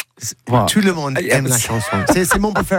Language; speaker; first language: French; non-native, learner; English